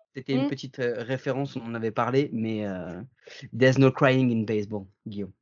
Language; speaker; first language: French; native; French